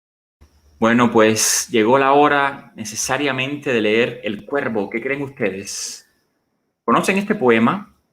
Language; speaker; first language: Spanish; native; Spanish